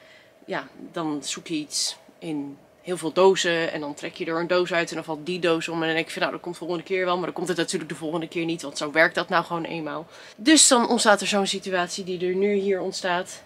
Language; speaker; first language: Dutch; native; Dutch